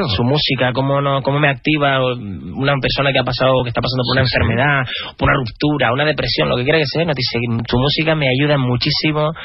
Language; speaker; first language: Spanish; native; Spanish